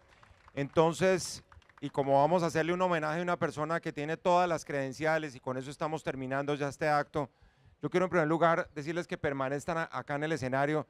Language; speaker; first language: Spanish; native; Spanish